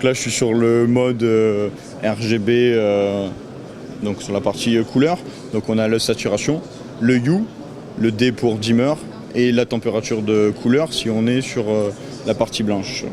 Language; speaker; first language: French; native; French